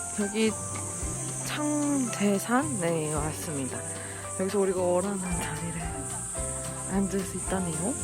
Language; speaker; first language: Korean; non-native, learner; Turkish